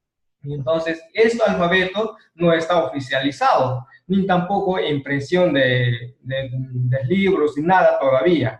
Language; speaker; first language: Spanish; non-native, local second language; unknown